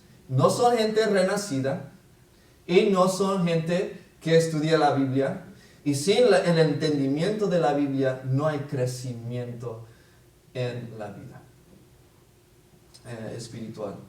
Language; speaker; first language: Spanish; non-native, fluent; English